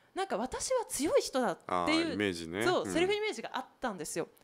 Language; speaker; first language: Japanese; native; Japanese